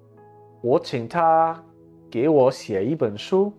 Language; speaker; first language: Chinese; non-native, learner; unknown